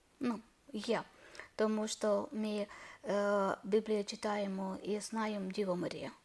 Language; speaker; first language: Ukrainian; non-native, learner; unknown